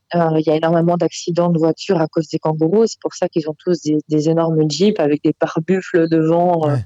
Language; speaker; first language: French; native; French